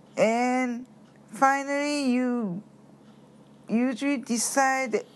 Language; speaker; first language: English; non-native, learner; Japanese